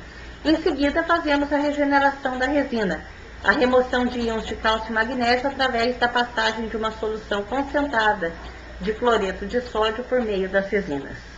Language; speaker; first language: Portuguese; native; Portuguese